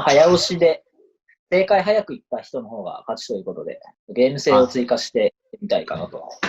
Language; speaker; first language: Japanese; native; Japanese